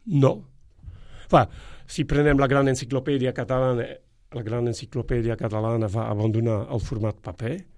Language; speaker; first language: Catalan; non-native, fluent; Dutch